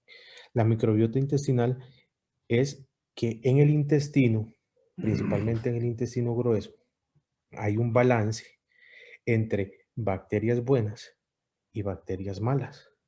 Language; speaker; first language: Spanish; native; Spanish